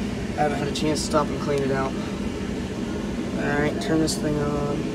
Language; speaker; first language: English; native; English